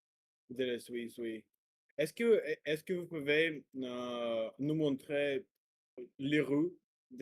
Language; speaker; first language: French; non-native, learner; Russian